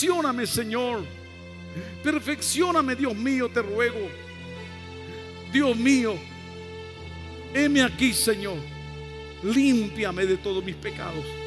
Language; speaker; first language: Spanish; native; Spanish